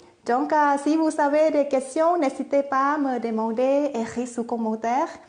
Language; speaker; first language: French; non-native, fluent; Thai